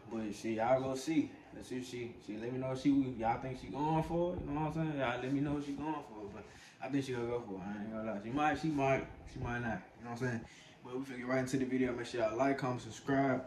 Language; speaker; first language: English; native; English